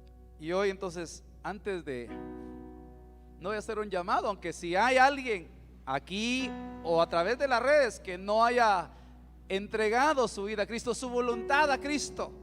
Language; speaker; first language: Spanish; native; Spanish